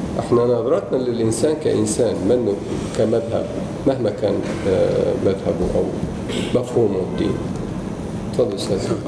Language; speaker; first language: Arabic; non-native, fluent; Turkish